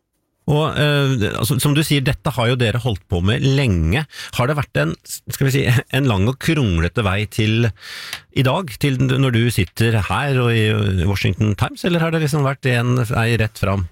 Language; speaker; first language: Norwegian; native; Norwegian